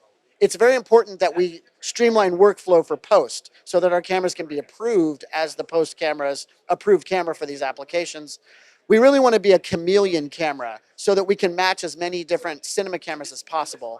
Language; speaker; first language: English; native; English